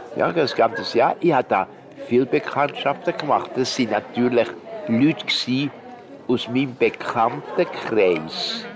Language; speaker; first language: German; non-native, fluent; Hungarian